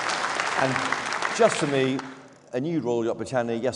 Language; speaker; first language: English; native; English